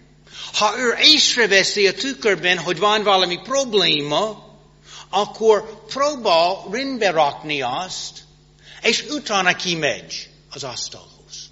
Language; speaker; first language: Hungarian; non-native, fluent; English